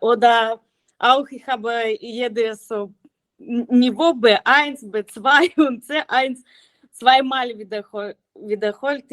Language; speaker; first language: German; non-native, learner; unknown